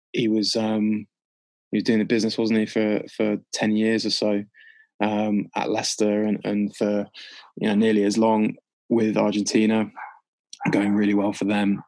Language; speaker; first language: English; native; English